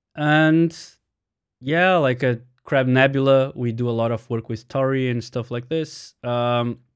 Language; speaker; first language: English; non-native, fluent; Portuguese